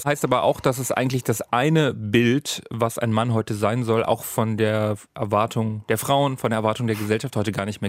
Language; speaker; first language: German; native; German